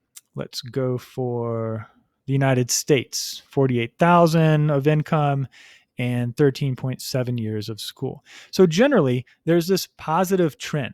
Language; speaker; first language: English; native; English